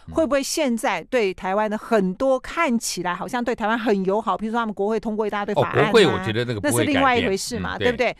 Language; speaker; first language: Chinese; native; Chinese